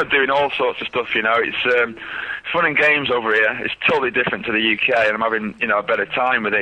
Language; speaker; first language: English; native; English